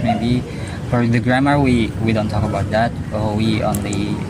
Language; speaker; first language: English; non-native, learner; Indonesian